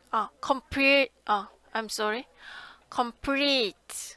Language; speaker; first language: English; non-native, learner; Korean